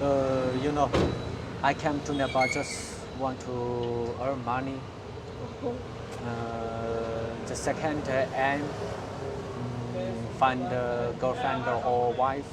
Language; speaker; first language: English; non-native, learner; Chinese